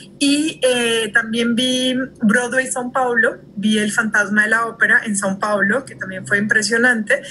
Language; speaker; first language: Spanish; early bilingual, heritage; Spanish